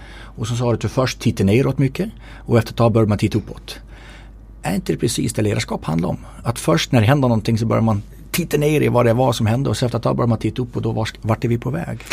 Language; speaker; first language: Swedish; native; Swedish